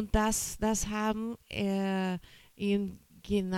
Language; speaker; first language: German; non-native, learner; Portuguese